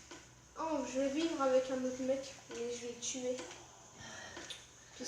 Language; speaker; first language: French; native; French